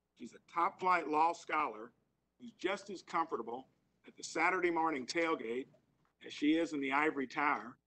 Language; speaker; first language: English; native; English